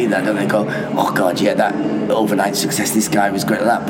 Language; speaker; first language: English; non-native, local second language; Persian